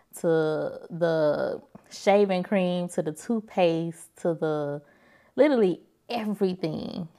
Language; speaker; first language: English; native; English